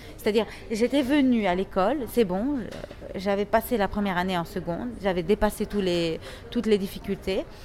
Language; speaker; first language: French; non-native, local second language; Arabic